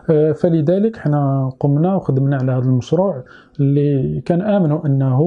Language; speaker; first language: Arabic; native; Arabic